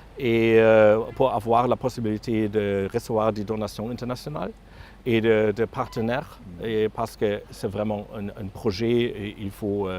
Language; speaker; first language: French; non-native, fluent; German